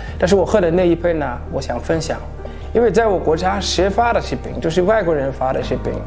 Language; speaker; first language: Chinese; non-native, fluent; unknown